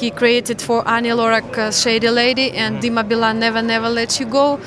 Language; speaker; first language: English; non-native, learner; Ukrainian